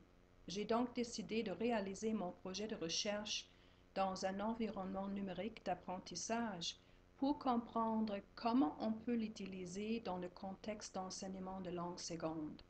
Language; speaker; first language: French; non-native, fluent; German